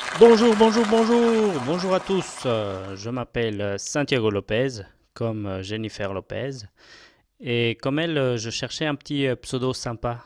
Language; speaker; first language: French; non-native, fluent; Spanish